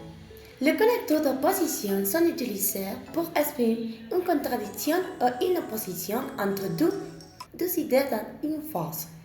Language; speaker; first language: French; non-native, learner; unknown